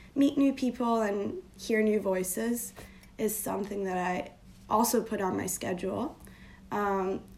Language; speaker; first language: English; non-native, fluent; Turkish